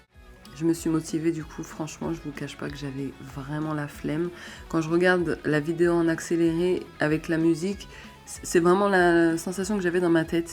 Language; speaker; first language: French; native; French